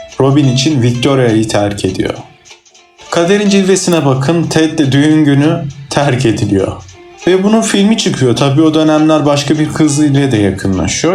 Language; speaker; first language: Turkish; native; Turkish